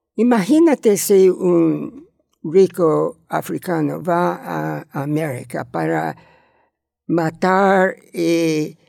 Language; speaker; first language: Spanish; non-native, learner; English